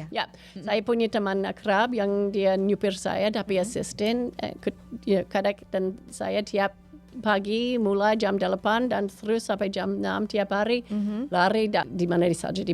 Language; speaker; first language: Indonesian; non-native, fluent; English